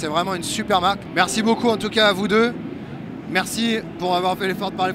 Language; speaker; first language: French; native; French